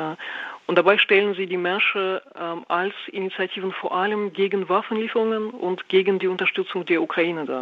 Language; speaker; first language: German; non-native, fluent; Russian